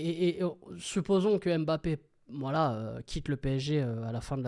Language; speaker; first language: French; native; French